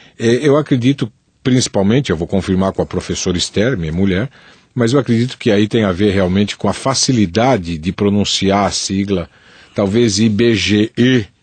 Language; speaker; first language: Portuguese; native; Portuguese